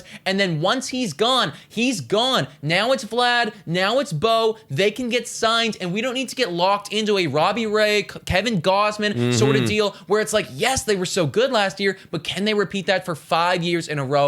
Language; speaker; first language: English; native; English